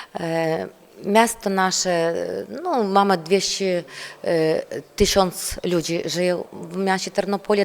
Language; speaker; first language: Polish; non-native, learner; Ukrainian